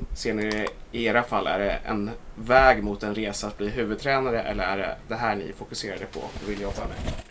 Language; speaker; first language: Swedish; native; Swedish